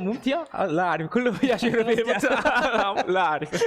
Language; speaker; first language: Arabic; non-native, learner; Korean